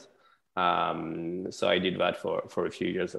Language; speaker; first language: English; non-native, fluent; French